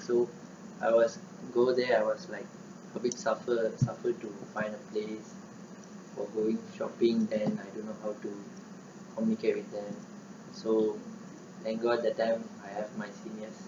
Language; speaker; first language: English; non-native, learner; Malay